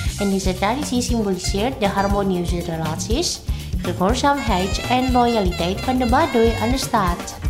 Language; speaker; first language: Dutch; non-native, fluent; Indonesian